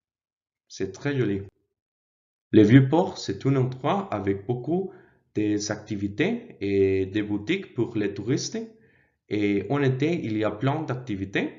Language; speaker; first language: French; non-native, learner; Spanish